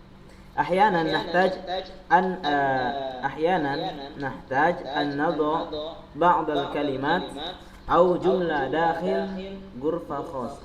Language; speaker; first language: Arabic; non-native, fluent; Indonesian